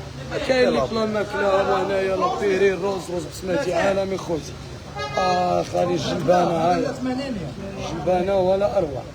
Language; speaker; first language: Arabic; native; Arabic